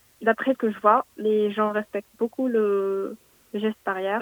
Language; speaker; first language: French; non-native, local second language; Arabic